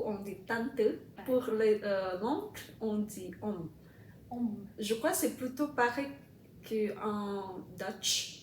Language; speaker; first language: French; non-native, fluent; Indonesian